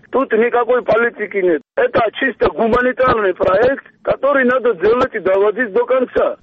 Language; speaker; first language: Russian; non-native, local second language; Georgian